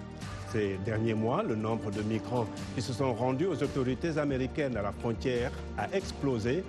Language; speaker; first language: French; native; French